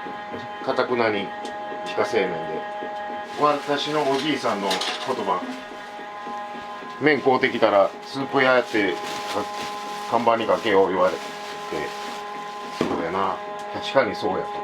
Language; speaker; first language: Japanese; native; Japanese